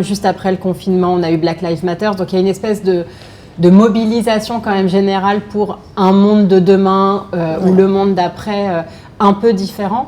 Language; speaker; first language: French; native; French